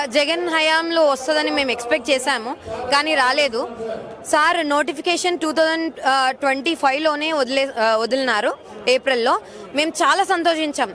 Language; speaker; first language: Telugu; native; Telugu